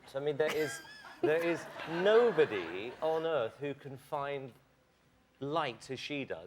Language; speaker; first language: English; native; English